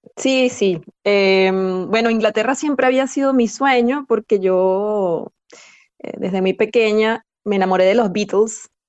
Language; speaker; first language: Spanish; native; Spanish